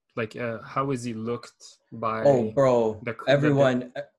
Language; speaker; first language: English; native; English